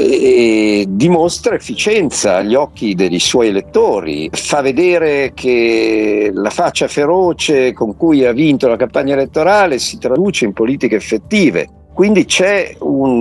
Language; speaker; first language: Italian; native; Italian